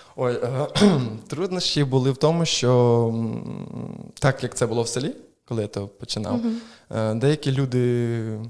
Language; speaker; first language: Ukrainian; native; Ukrainian